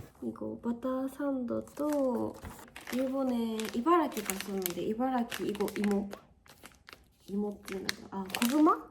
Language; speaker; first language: Korean; non-native, learner; Japanese